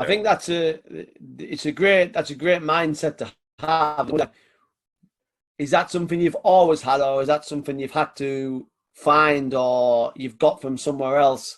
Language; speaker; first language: English; native; English